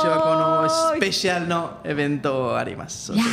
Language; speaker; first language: Japanese; non-native, learner; Catalan